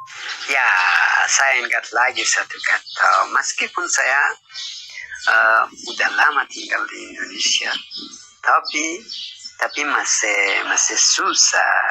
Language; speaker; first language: Indonesian; non-native, learner; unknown